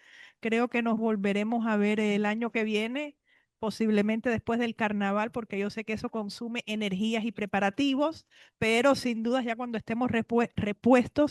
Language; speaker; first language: Spanish; native; Spanish